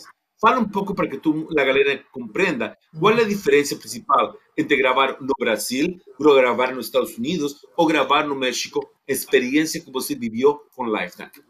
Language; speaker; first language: Portuguese; non-native, fluent; Spanish